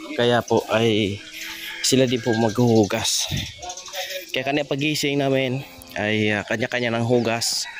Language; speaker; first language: Filipino; non-native, local second language; Cebuano